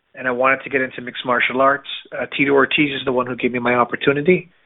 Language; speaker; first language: English; native; English